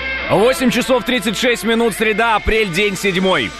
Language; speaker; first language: Russian; native; Russian